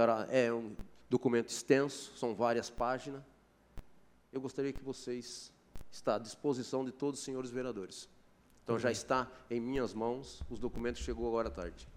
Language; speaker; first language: Portuguese; native; Portuguese